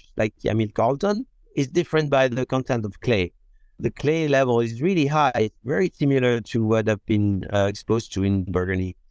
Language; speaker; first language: English; non-native, fluent; French